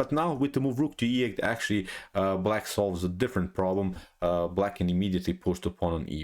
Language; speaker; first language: English; non-native, fluent; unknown